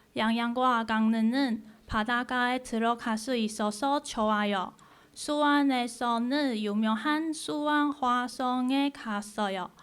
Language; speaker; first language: Korean; non-native, fluent; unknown